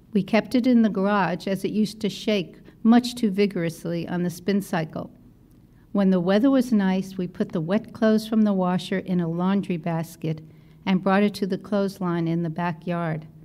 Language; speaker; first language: English; native; English